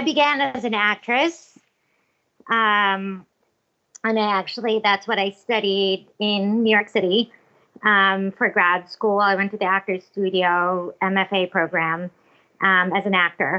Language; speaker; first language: English; non-native, local second language; Cebuano